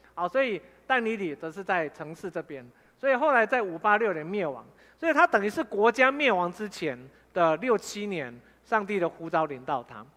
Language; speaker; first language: Chinese; native; Chinese